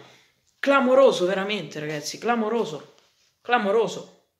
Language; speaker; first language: Italian; native; Italian